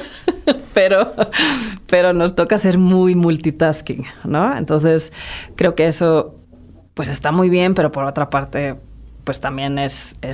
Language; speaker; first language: Spanish; early bilingual, other home language; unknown